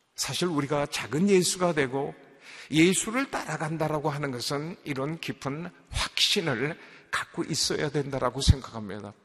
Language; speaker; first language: Korean; native; Korean